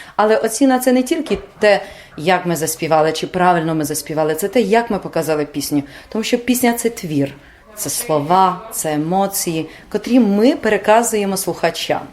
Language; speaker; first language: Ukrainian; native; Ukrainian